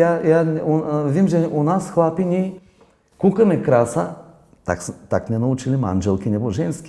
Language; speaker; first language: Czech; non-native, fluent; Bulgarian